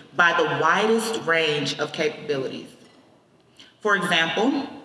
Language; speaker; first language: English; native; English